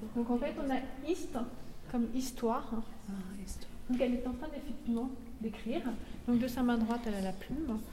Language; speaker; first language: French; native; French